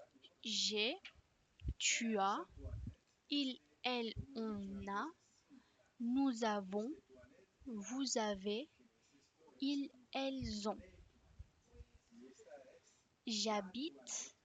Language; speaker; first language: French; non-native, fluent; Spanish